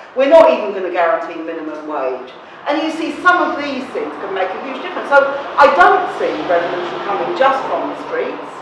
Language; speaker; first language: English; native; English